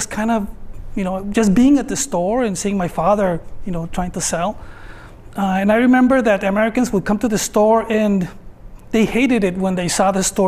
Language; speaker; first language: English; non-native, fluent; Spanish